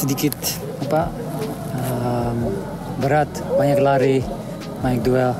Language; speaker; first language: Indonesian; non-native, learner; Dutch